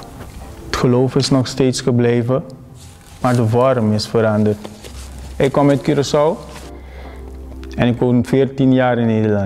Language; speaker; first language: Dutch; non-native, local second language; Papiamento